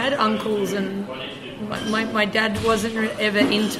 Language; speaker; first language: English; native; English